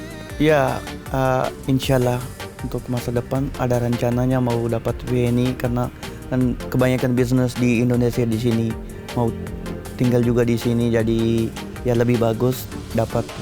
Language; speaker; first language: Indonesian; non-native, learner; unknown